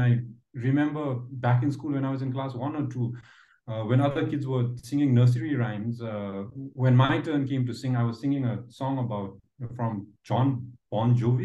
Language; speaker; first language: English; non-native, fluent; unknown